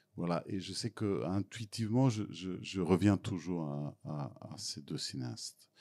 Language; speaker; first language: French; non-native, fluent; Serbian